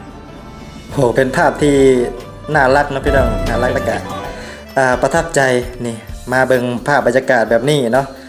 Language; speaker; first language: Thai; non-native, local second language; Northeastern Thai